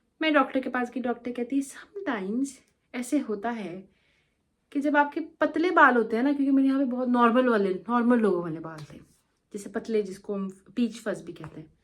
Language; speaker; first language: Urdu; non-native, local second language; Punjabi